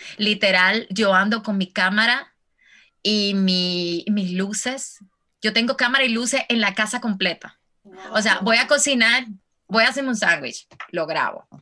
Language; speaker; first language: Spanish; native; Spanish